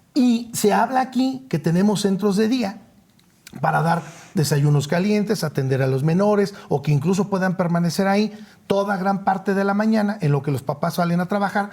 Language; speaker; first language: Spanish; native; Spanish